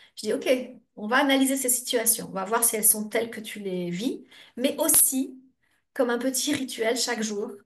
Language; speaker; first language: French; native; French